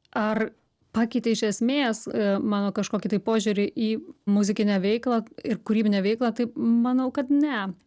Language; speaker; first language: Lithuanian; native; Lithuanian